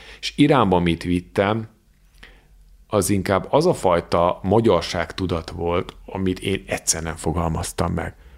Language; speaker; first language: Hungarian; native; Hungarian